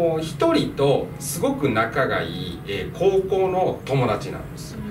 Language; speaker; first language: Japanese; native; Japanese